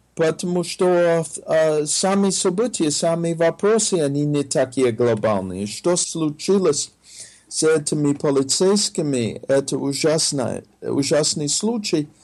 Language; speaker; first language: Russian; non-native, fluent; English